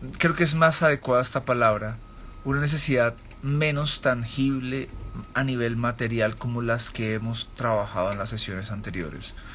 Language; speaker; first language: Spanish; native; Spanish